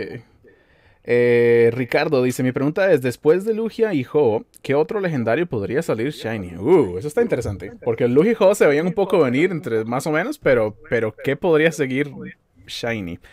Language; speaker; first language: Spanish; native; Spanish